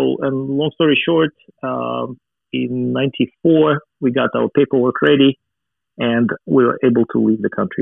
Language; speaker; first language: English; non-native, fluent; Russian